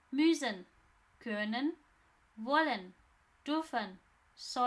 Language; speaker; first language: German; non-native, fluent; Indonesian